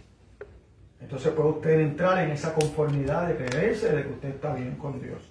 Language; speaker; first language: Spanish; native; Spanish